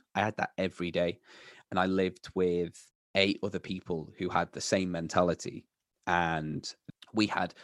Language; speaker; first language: English; native; English